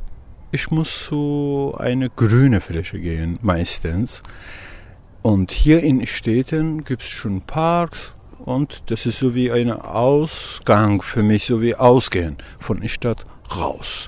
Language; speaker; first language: German; non-native, learner; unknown